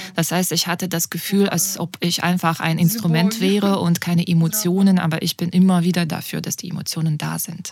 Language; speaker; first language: German; non-native, fluent; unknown